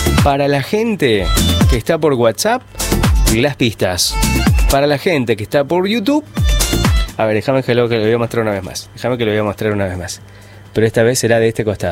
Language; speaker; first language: Spanish; native; Spanish